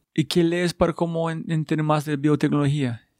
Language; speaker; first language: Spanish; non-native, learner; English